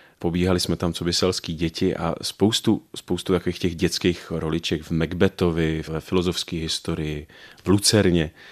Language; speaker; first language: Czech; native; Czech